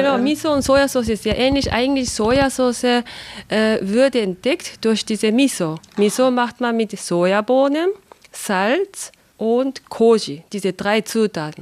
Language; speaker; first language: German; non-native, fluent; Japanese